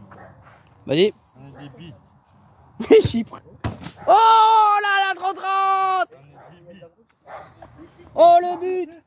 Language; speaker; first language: French; native; French